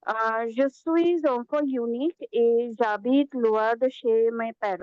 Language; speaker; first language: French; non-native, learner; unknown